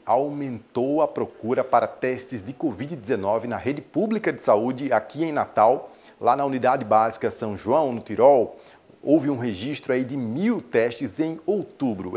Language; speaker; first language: Portuguese; native; Portuguese